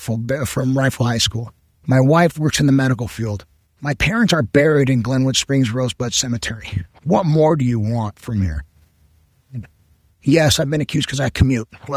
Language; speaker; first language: English; non-native, local second language; Spanish